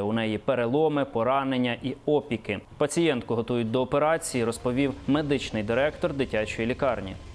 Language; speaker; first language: Ukrainian; native; Ukrainian